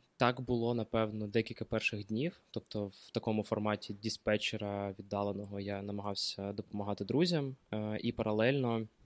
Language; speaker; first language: Ukrainian; non-native, local second language; Russian